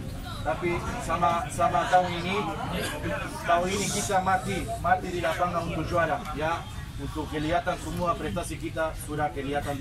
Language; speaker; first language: Indonesian; non-native, learner; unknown